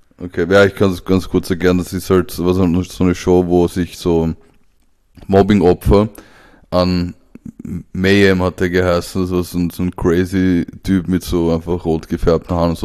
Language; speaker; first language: German; native; German